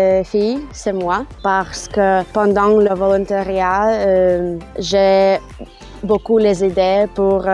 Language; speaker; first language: French; non-native, learner; Russian